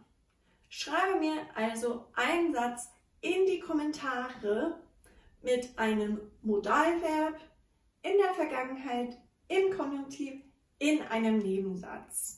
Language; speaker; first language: German; non-native, fluent; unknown